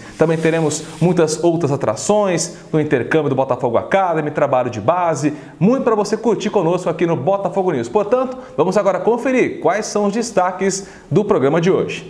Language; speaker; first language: Portuguese; native; Portuguese